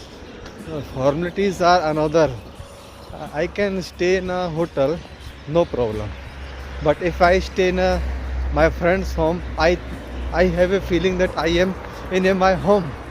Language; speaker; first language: English; non-native, local second language; Hindi